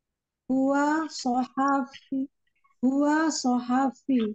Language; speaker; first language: Arabic; non-native, learner; Indonesian